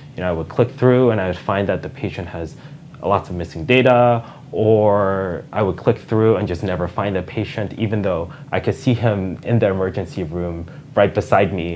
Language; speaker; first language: English; native; English